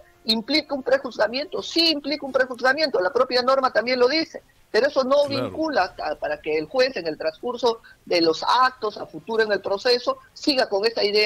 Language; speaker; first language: Spanish; native; Spanish